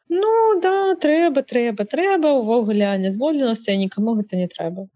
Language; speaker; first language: Belarusian; native; Belarusian